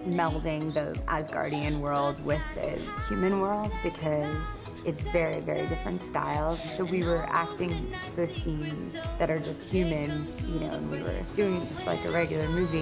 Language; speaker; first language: English; native; English